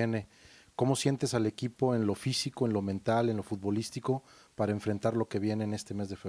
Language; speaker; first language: Spanish; native; Spanish